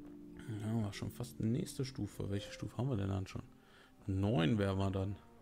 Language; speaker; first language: German; native; German